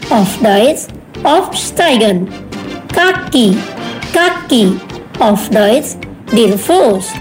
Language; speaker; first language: German; non-native, learner; Indonesian